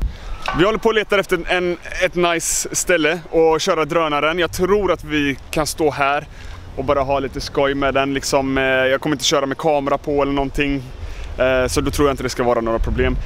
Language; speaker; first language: Swedish; native; Swedish